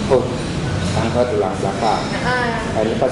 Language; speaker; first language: Indonesian; non-native, learner; Malay